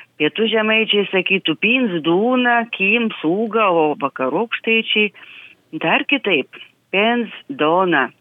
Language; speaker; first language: Lithuanian; native; Lithuanian